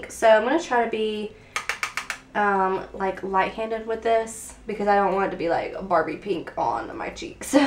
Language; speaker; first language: English; native; English